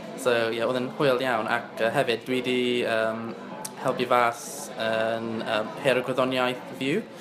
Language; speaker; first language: Welsh; non-native, learner; English